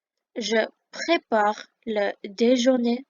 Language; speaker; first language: French; non-native, fluent; Armenian